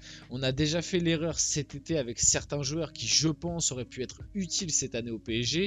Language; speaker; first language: French; early bilingual, other home language; Portuguese